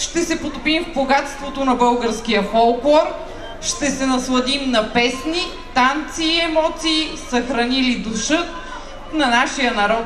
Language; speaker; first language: Bulgarian; native; Bulgarian